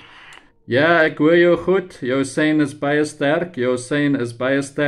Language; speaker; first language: Dutch; non-native, learner; Afrikaans